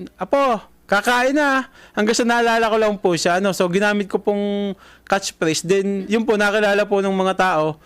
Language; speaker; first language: Filipino; native; Filipino